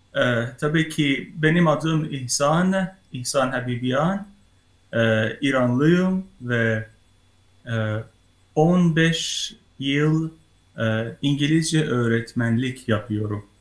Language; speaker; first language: Turkish; non-native, learner; Persian